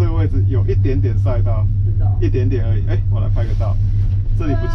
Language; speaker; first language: Chinese; native; Chinese